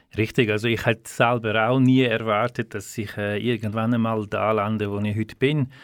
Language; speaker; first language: German; non-native, fluent; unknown